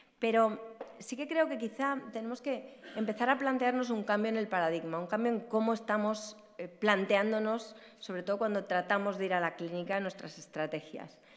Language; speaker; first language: Spanish; native; Spanish